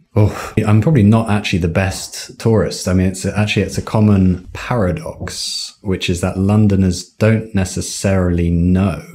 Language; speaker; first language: English; native; English